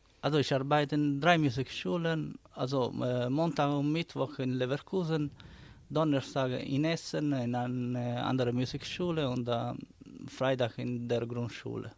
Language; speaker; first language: German; non-native, learner; Italian